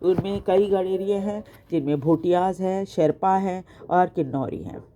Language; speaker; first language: Hindi; native; Hindi